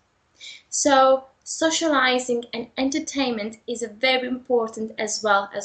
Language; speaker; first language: English; non-native, fluent; Lithuanian